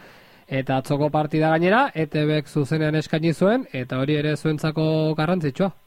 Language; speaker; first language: Basque; native; Basque